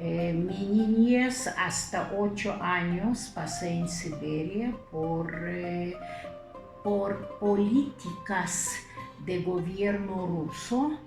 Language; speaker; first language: Spanish; non-native, fluent; Lithuanian